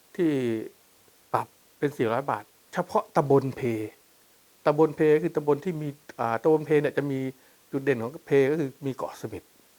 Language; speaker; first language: Thai; native; Thai